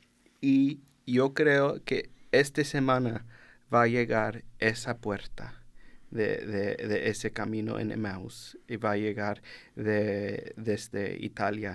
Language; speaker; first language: Spanish; early bilingual, heritage; Spanish